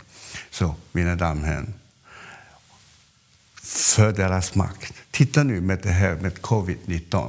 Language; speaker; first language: Swedish; non-native, fluent; Cantonese